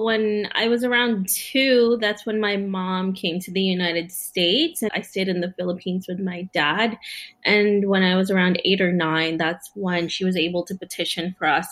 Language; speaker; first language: English; early bilingual, other home language; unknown